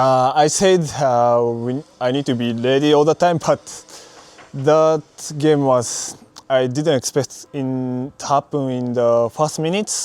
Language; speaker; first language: English; non-native, learner; Japanese